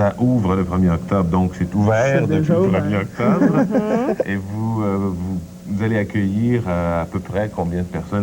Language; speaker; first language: French; native; French